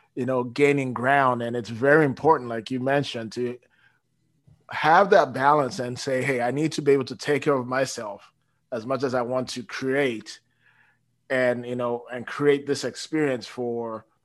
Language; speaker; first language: English; native; English